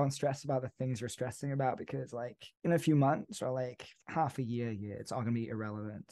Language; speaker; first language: English; native; English